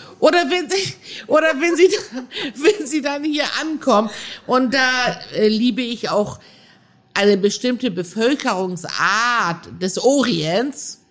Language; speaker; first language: German; early bilingual, other home language; Persian